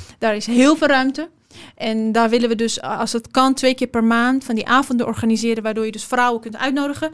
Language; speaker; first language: Dutch; early bilingual, other home language; Persian